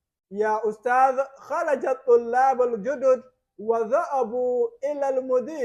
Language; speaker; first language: Arabic; non-native, fluent; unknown